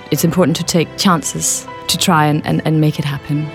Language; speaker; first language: English; non-native, fluent; Danish